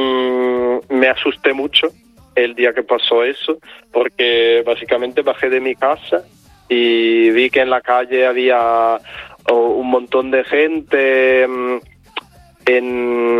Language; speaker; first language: Spanish; non-native, fluent; Italian